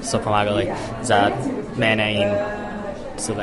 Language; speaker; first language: Slovenian; early bilingual, heritage; English